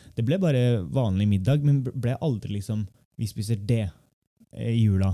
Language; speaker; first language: Norwegian; early bilingual, other home language; Turkish